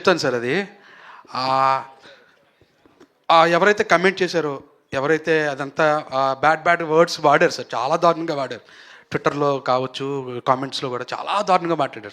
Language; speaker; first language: Telugu; native; Telugu